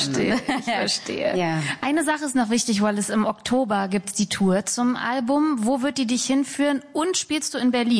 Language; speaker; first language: German; native; German